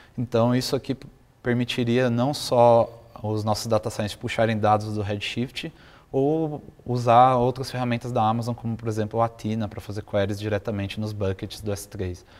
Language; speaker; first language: Portuguese; native; Portuguese